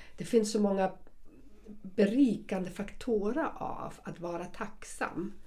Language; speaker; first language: Swedish; non-native, fluent; German